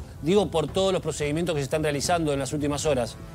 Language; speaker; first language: Spanish; native; Spanish